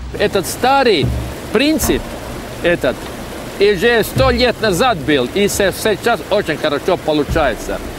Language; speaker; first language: Russian; non-native, local second language; Latvian